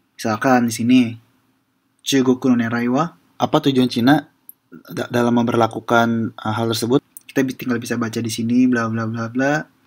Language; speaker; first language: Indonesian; native; Indonesian